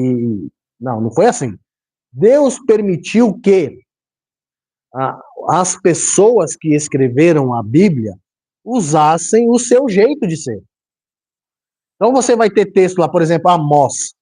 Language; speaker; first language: Portuguese; native; Portuguese